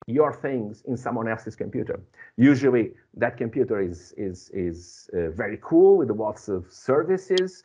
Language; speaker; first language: English; non-native, fluent; Portuguese